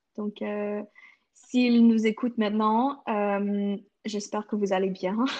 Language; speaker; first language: French; non-native, local second language; English